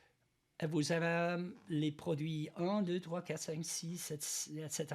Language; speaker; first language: French; non-native, learner; English